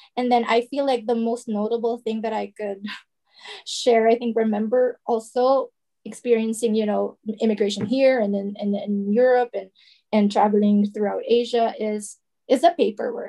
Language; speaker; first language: English; non-native, local second language; Filipino